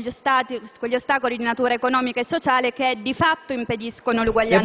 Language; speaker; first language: Italian; native; Italian